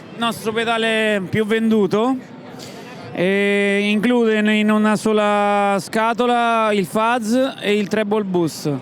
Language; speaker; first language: Italian; native; Italian